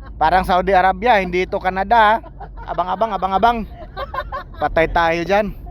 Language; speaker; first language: Filipino; non-native, local second language; Cebuano